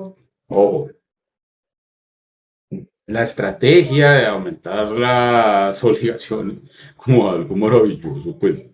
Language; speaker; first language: Spanish; native; Spanish